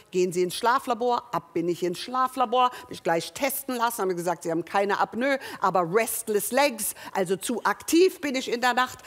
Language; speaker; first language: German; early bilingual, other home language; English